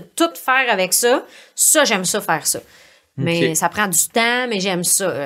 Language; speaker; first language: French; native; French